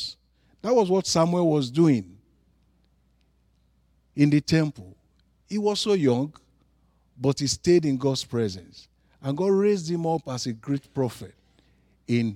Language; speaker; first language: English; non-native, local second language; Yoruba